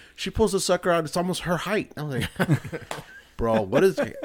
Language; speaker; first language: English; early bilingual, other home language; Spanish